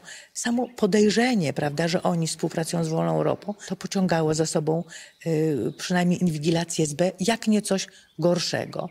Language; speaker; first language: Polish; native; Polish